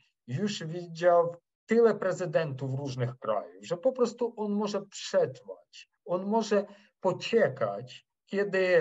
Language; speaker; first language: Polish; non-native, fluent; Ukrainian